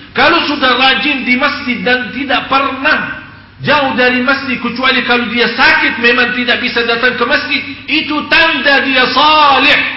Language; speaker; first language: Indonesian; non-native, fluent; Arabic